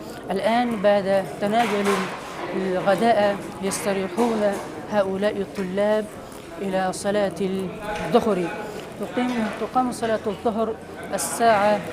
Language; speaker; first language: Arabic; non-native, fluent; Urdu